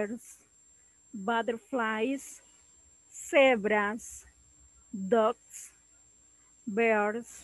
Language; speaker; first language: English; non-native, learner; Spanish